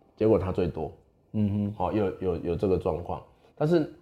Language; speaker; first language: Chinese; native; Chinese